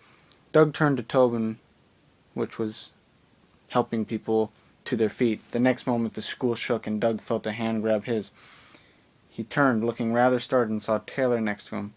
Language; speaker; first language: English; native; English